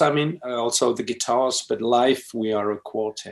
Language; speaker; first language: English; non-native, fluent; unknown